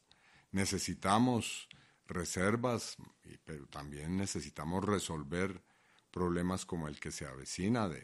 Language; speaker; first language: Spanish; native; Spanish